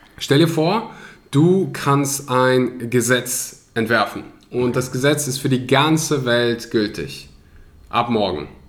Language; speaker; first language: German; early bilingual, other home language; Russian